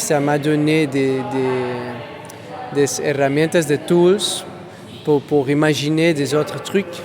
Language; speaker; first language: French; non-native, fluent; Spanish